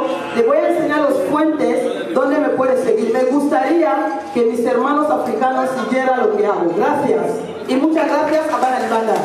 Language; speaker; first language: Spanish; non-native, fluent; Lingala